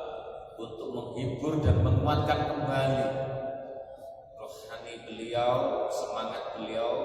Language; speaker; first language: Indonesian; non-native, local second language; Javanese